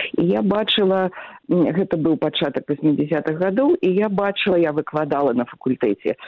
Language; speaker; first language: Belarusian; native; Belarusian